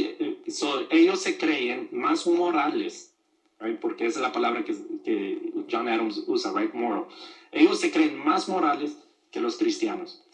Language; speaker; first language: Spanish; early bilingual, other home language; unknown